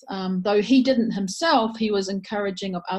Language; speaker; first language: English; native; English